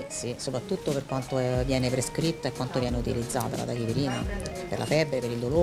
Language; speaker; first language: Italian; native; Italian